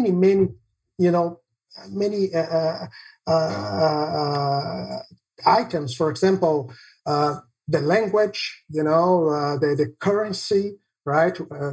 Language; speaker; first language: English; non-native, fluent; Portuguese